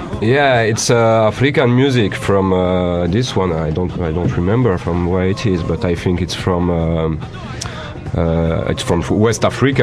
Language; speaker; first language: English; non-native, learner; French